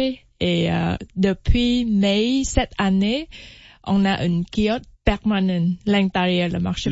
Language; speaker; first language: French; non-native, learner; Vietnamese